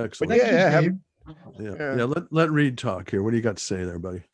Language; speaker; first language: English; native; English